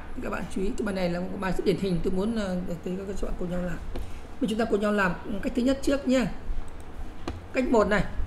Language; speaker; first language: Vietnamese; native; Vietnamese